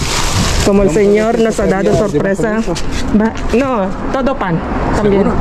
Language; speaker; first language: Spanish; non-native, fluent; Filipino